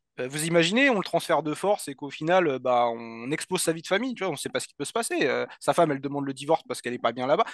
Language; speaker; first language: French; native; French